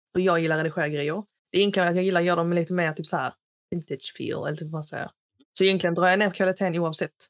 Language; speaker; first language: Swedish; non-native, fluent; Arabic